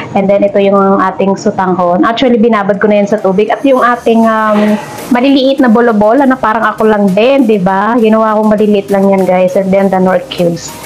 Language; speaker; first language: Filipino; non-native, local second language; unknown